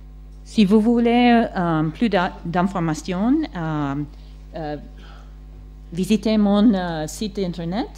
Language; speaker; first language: French; non-native, fluent; English